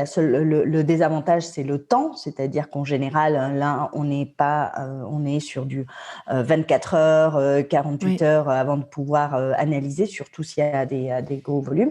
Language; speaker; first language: French; non-native, fluent; Spanish